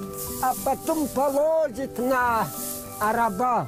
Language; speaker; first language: Russian; non-native, local second language; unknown